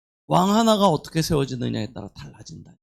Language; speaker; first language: Korean; native; Korean